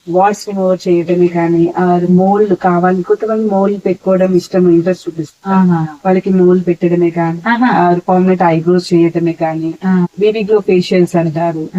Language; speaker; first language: Telugu; native; Telugu